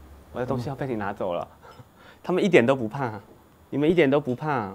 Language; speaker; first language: Chinese; native; Chinese